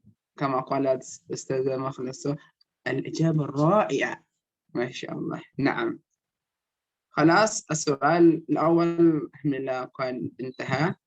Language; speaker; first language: Arabic; non-native, fluent; Indonesian